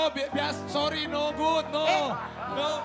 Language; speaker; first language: English; non-native, learner; Indonesian